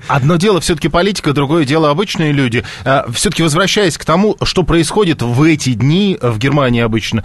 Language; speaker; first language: Russian; native; Russian